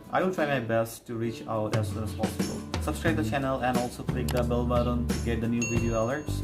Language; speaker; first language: English; non-native, local second language; Bangla